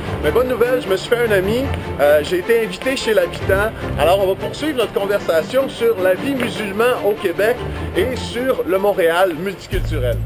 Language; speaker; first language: French; native; French